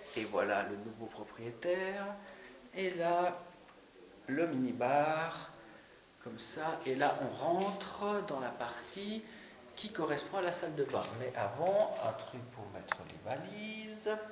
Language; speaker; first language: French; native; French